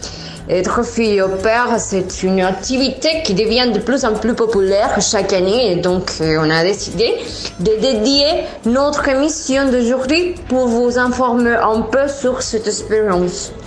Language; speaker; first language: French; non-native, learner; Spanish